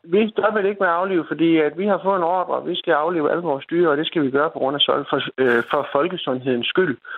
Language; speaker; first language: Danish; native; Danish